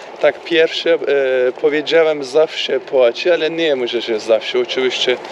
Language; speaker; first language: Polish; non-native, learner; Turkish